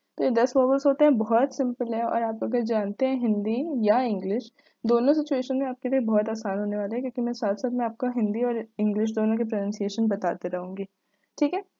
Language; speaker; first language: Hindi; native; Hindi